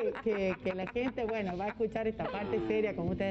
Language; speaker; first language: Spanish; native; Spanish